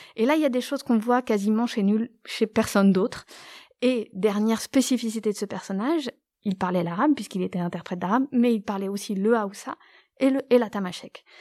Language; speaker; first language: French; native; French